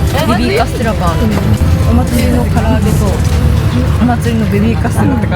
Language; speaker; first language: Japanese; native; Japanese